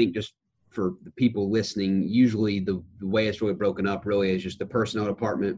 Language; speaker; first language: English; native; English